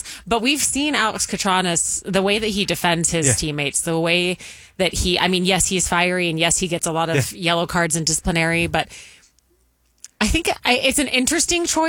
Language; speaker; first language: English; native; English